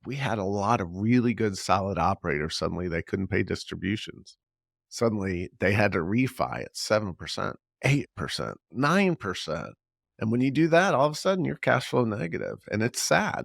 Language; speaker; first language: English; native; English